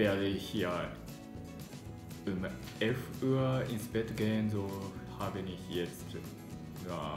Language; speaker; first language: German; non-native, learner; Japanese